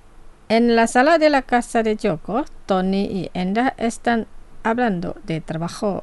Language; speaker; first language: Spanish; non-native, fluent; Indonesian